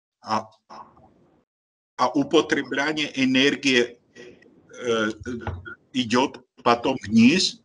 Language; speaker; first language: Russian; non-native, learner; Slovak